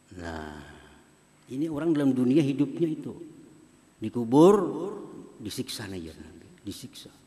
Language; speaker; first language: Indonesian; non-native, local second language; Banjar